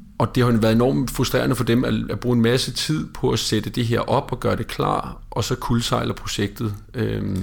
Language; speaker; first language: Danish; native; Danish